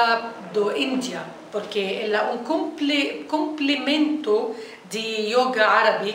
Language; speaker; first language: Portuguese; non-native, fluent; Arabic